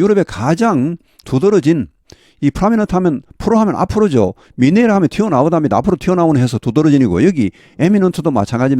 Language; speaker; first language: Korean; native; Korean